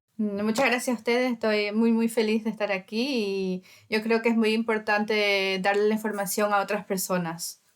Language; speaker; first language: Spanish; early bilingual, heritage; Spanish